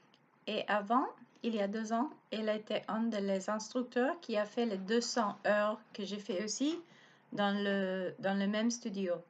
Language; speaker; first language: French; non-native, learner; Spanish